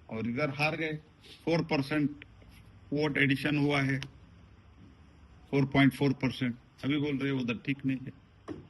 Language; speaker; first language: Hindi; non-native, local second language; Kannada